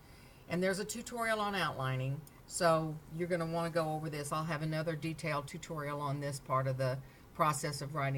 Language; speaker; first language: English; native; English